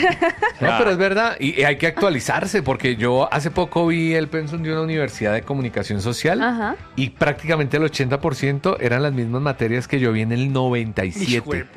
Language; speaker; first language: Spanish; native; Spanish